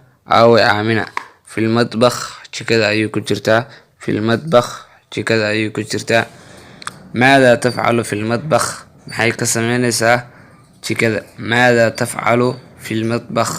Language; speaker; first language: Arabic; non-native, fluent; Somali